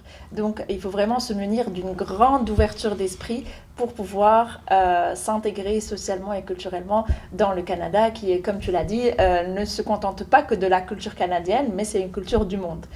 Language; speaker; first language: French; native; French